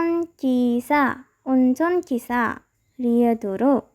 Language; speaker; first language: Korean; non-native, fluent; Sinhala